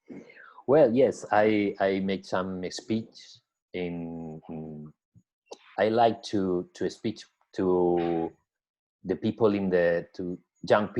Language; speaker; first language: English; non-native, learner; Spanish